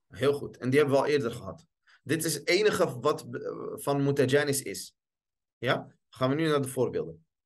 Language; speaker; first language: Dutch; early bilingual, other home language; Arabic